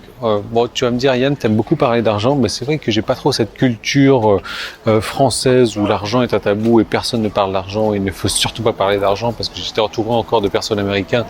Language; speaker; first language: French; native; French